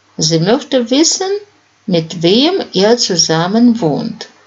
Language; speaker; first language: German; non-native, fluent; Russian